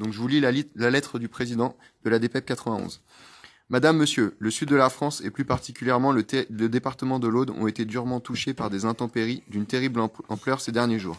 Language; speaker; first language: French; native; French